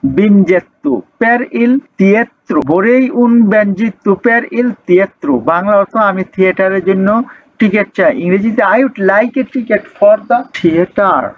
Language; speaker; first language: Italian; non-native, learner; Bangla